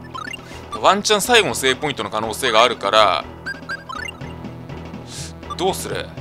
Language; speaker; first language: Japanese; native; Japanese